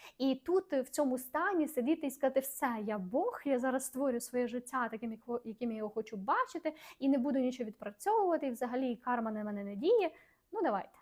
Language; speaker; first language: Ukrainian; non-native, local second language; Russian